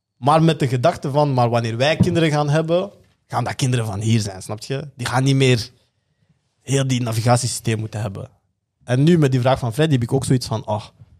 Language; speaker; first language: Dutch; native; Dutch